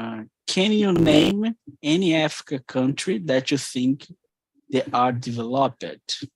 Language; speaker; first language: English; non-native, fluent; Portuguese